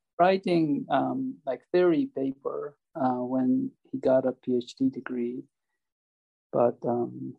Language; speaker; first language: English; non-native, fluent; Japanese